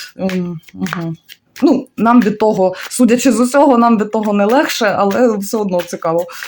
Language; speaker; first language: Ukrainian; non-native, local second language; Russian